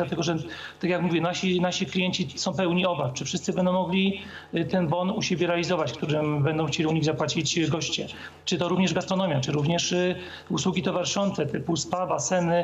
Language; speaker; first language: Polish; native; Polish